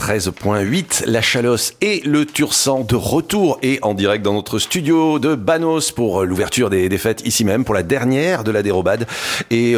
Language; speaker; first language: French; native; French